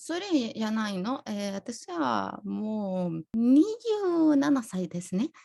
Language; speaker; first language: Japanese; non-native, learner; Spanish